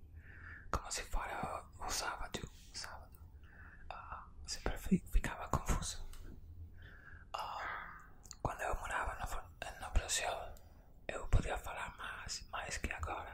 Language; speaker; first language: Portuguese; non-native, learner; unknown